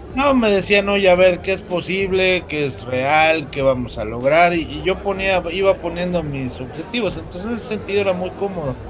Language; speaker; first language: Spanish; native; Spanish